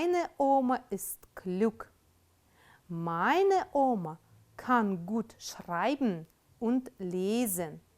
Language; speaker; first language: German; non-native, fluent; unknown